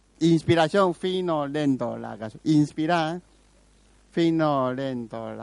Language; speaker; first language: Spanish; non-native, learner; Chinese